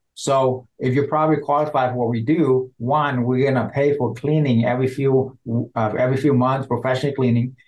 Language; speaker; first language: English; non-native, fluent; Vietnamese